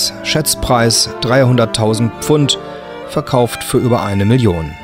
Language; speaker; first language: German; native; German